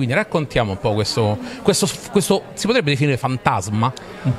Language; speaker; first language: Italian; native; Italian